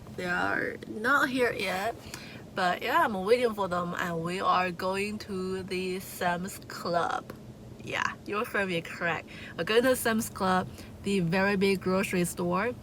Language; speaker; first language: English; non-native, fluent; Chinese